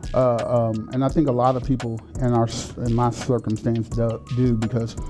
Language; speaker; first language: English; native; English